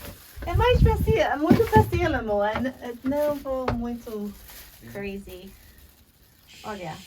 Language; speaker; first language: Portuguese; non-native, learner; English